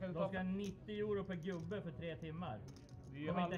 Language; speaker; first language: Swedish; native; Swedish